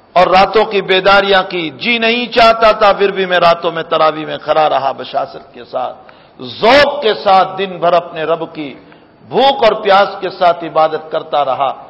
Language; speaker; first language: Urdu; native; Urdu